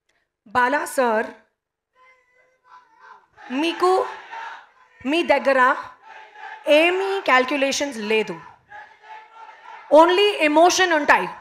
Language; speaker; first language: Telugu; non-native, local second language; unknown